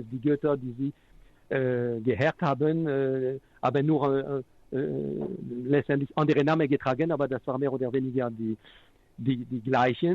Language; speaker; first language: German; non-native, fluent; French